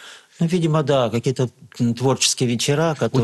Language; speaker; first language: Russian; native; Russian